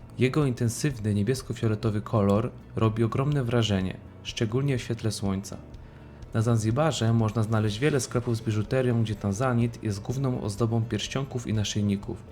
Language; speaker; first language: Polish; native; Polish